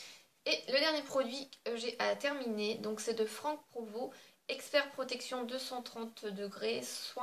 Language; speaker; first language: French; native; French